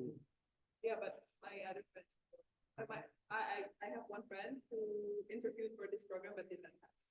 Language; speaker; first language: English; non-native, fluent; Thai